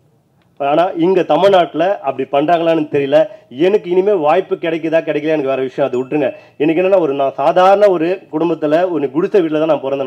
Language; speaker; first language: Tamil; native; Tamil